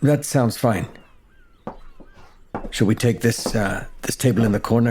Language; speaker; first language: English; native; English